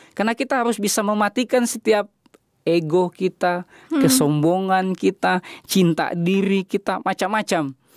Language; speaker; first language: Indonesian; native; Indonesian